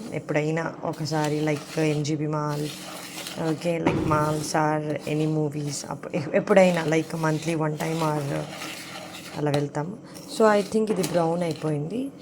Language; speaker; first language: Telugu; non-native, local second language; Urdu